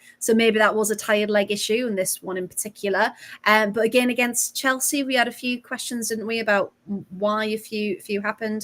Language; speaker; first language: English; native; English